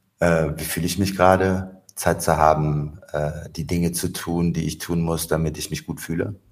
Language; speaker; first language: German; early bilingual, other home language; Arabic